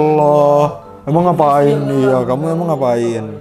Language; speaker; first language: Indonesian; native; Indonesian